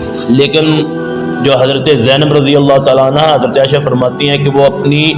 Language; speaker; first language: Urdu; native; Urdu